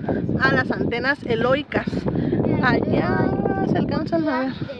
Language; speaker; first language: Spanish; native; Spanish